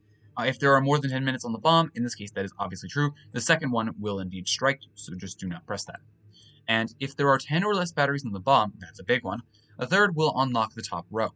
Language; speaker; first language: English; native; English